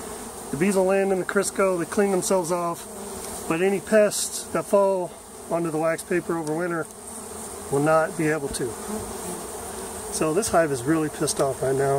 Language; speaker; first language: English; native; English